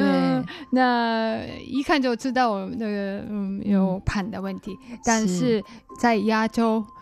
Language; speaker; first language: Chinese; non-native, learner; Japanese